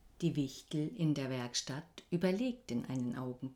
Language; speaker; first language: German; native; German